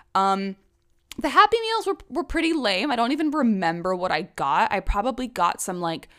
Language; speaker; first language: English; early bilingual, other home language; Czech